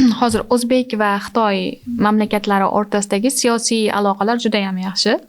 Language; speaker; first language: Uzbek; native; Uzbek